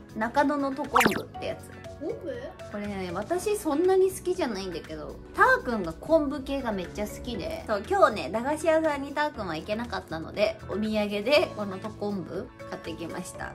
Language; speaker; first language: Japanese; native; Japanese